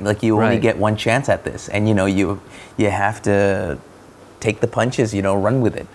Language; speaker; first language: English; non-native, local second language; Malay